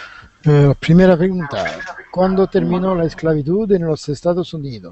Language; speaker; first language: Spanish; non-native, learner; French